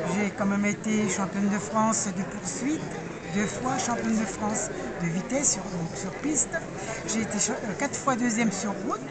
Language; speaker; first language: French; native; French